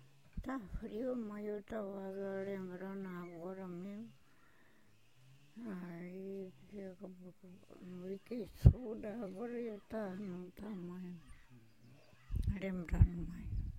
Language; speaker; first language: Portuguese; non-native, local second language; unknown